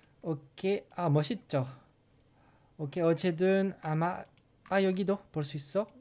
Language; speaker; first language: Korean; non-native, learner; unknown